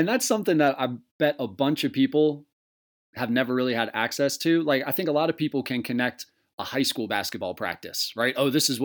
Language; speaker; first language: English; native; English